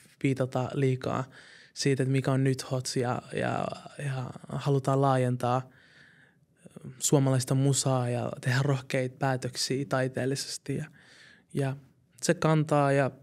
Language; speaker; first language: Finnish; early bilingual, other home language; Somali